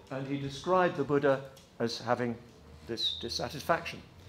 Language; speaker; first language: English; native; English